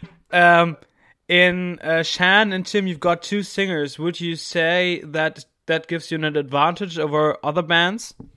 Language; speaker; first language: English; non-native, fluent; German